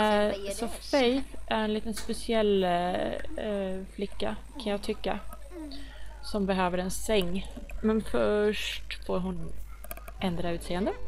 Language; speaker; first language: Swedish; native; Swedish